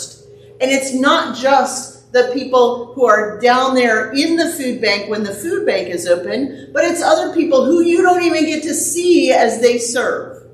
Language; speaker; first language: English; native; English